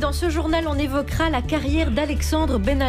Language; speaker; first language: French; native; French